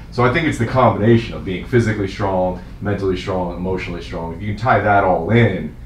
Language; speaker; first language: English; native; English